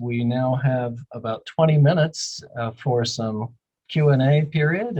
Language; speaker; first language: English; native; English